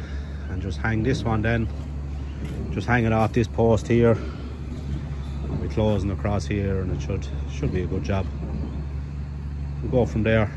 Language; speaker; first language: English; native; English